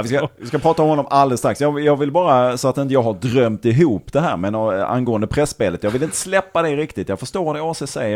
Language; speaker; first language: Swedish; native; Swedish